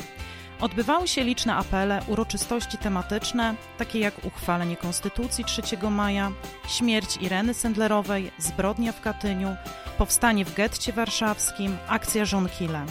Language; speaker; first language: Polish; native; Polish